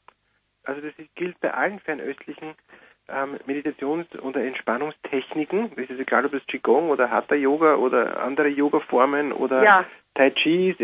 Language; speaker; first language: German; native; German